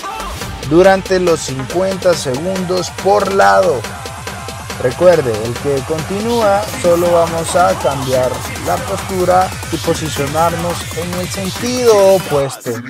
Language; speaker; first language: Spanish; native; Spanish